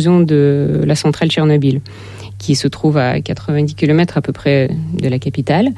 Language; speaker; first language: French; non-native, fluent; Russian